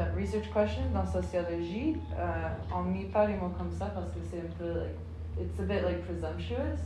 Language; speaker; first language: French; non-native, fluent; English